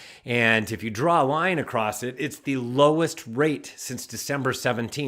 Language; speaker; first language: English; native; English